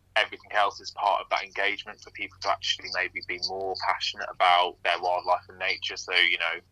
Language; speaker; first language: English; native; English